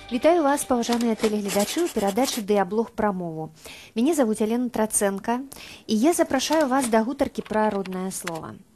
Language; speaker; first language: Belarusian; native; Belarusian